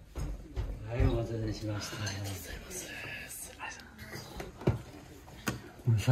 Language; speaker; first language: Japanese; native; Japanese